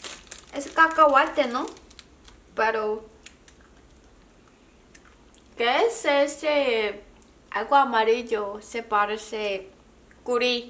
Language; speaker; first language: Spanish; non-native, learner; Korean